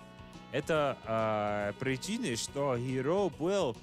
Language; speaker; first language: Russian; non-native, learner; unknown